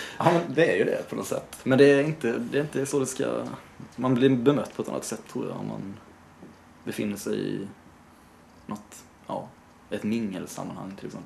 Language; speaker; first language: Swedish; native; Swedish